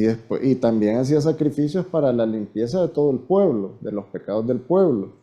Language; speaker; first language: Spanish; native; Spanish